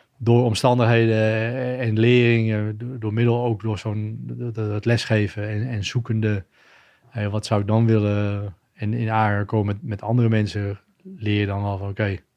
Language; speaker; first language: Dutch; native; Dutch